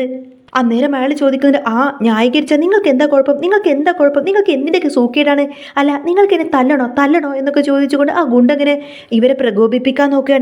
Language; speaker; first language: Malayalam; native; Malayalam